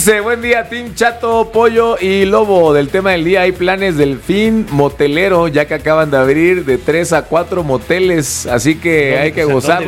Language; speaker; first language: Spanish; native; Spanish